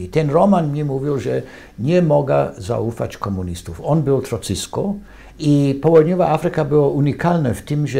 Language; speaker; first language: Polish; non-native, fluent; English